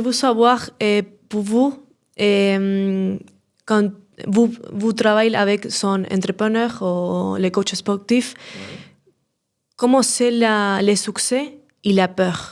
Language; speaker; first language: French; non-native, learner; Spanish